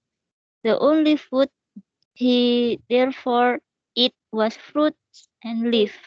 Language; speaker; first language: English; non-native, learner; Indonesian